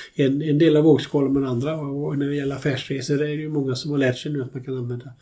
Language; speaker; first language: Swedish; native; Swedish